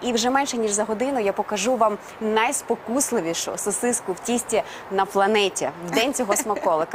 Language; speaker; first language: Ukrainian; native; Ukrainian